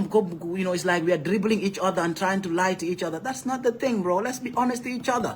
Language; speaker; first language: English; non-native, local second language; Wolof